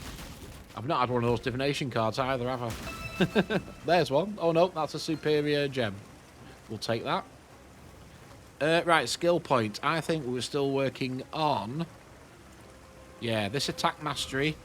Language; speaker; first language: English; native; English